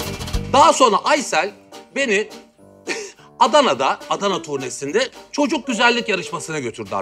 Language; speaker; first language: Turkish; native; Turkish